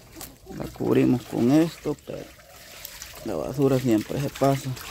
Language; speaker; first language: Spanish; native; Spanish